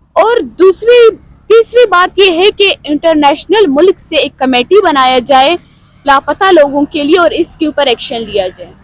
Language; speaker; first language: Urdu; non-native, local second language; Baluchi